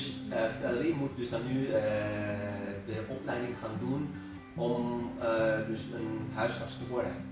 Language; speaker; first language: Dutch; non-native, fluent; Indonesian